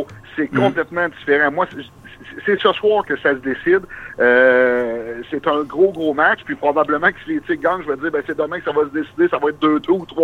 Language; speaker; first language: French; native; French